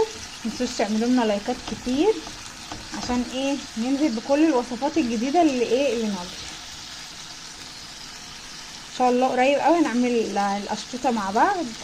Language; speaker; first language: Arabic; native; Arabic